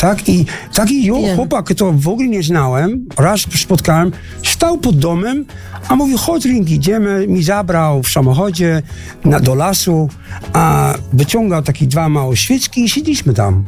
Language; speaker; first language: Polish; non-native, learner; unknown